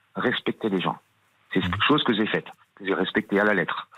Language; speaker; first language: French; native; French